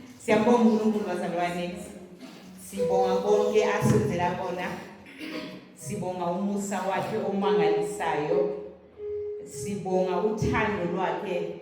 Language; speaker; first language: Zulu; native; Zulu